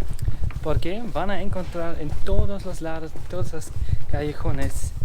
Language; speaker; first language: Spanish; non-native, fluent; German